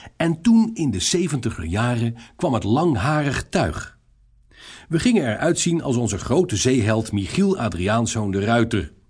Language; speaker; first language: Dutch; native; Dutch